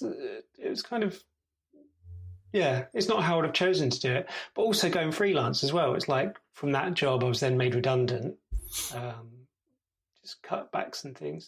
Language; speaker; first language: English; native; English